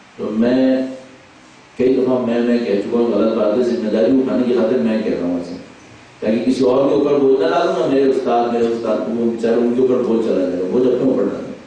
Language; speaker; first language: Urdu; native; Urdu